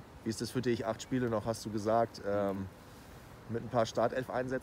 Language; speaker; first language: German; native; German